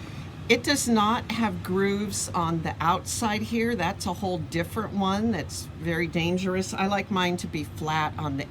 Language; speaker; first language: English; native; English